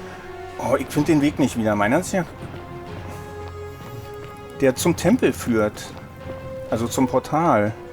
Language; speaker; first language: German; native; German